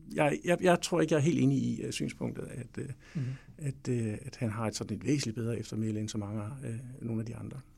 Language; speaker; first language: Danish; native; Danish